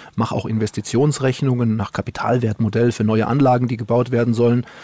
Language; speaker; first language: German; native; German